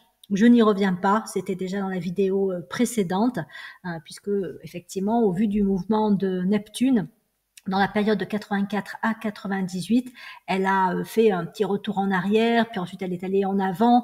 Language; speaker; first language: French; native; French